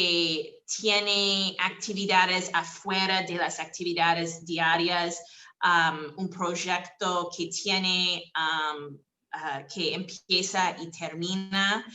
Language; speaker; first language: Spanish; non-native, fluent; English